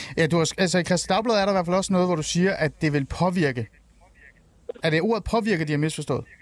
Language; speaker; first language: Danish; early bilingual, other home language; Persian